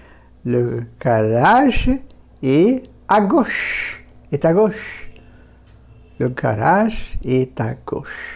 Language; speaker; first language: French; non-native, fluent; Bangla